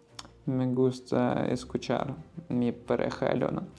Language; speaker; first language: Spanish; non-native, learner; Russian